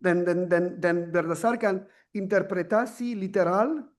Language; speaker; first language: Indonesian; non-native, learner; French